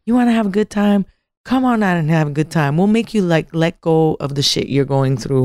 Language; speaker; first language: English; native; English